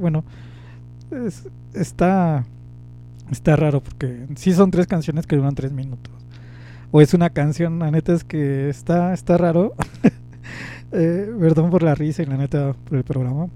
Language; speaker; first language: Spanish; native; Spanish